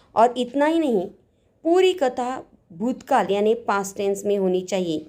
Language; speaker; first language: Hindi; non-native, local second language; Marathi